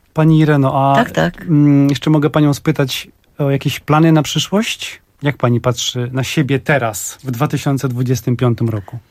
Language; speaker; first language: Polish; native; Polish